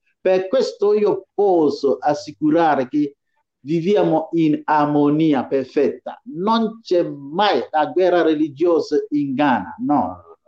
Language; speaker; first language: Italian; non-native, fluent; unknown